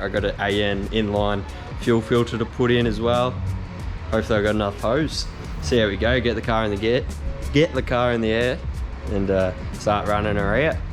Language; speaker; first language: English; native; English